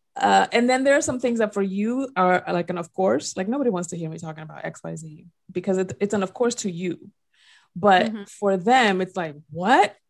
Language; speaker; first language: English; non-native, fluent; Spanish